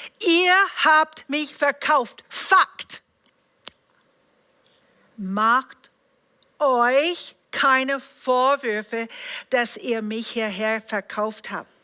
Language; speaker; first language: German; non-native, fluent; English